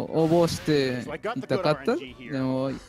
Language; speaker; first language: Japanese; non-native, learner; Spanish